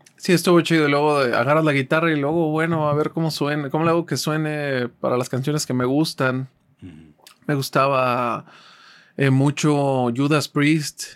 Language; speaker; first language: Spanish; native; Spanish